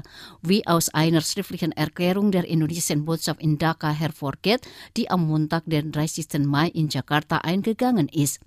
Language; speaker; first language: German; non-native, fluent; Indonesian